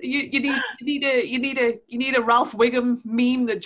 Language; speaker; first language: English; native; English